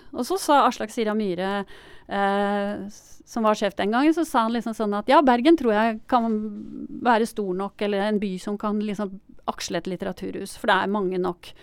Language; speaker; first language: Norwegian; native; Norwegian